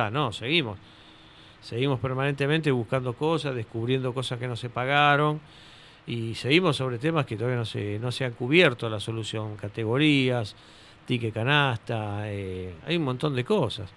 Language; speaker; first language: Spanish; native; Spanish